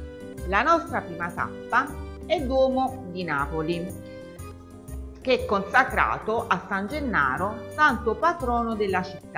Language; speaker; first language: Italian; native; Italian